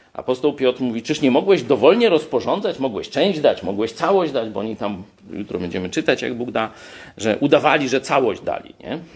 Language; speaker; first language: Polish; native; Polish